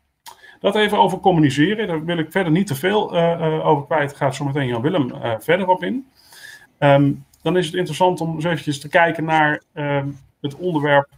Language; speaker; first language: Dutch; native; Dutch